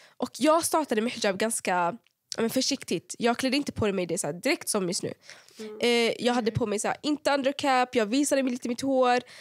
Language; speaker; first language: Swedish; early bilingual, other home language; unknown